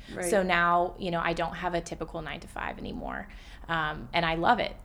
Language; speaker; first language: English; native; English